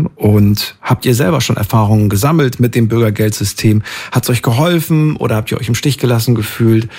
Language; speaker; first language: German; native; German